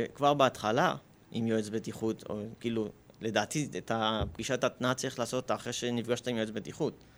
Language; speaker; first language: Hebrew; early bilingual, other home language; Russian